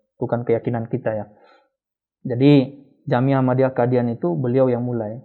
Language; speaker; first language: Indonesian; native; Indonesian